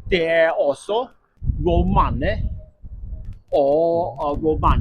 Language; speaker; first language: Norwegian; non-native, learner; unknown